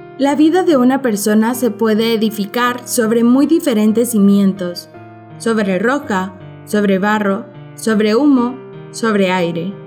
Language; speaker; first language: Spanish; native; Spanish